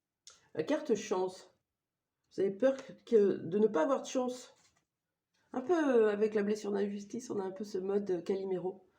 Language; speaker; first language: French; native; French